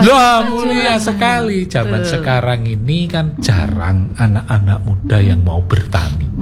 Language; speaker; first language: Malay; non-native, local second language; Javanese